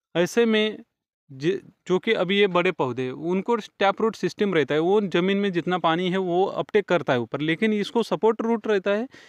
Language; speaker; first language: Hindi; non-native, local second language; Marathi